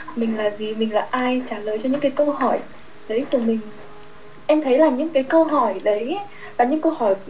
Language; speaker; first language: Vietnamese; native; Vietnamese